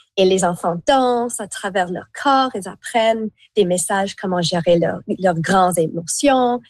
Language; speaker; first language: French; native; French